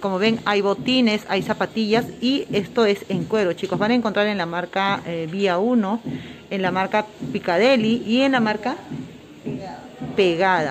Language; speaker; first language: Spanish; native; Spanish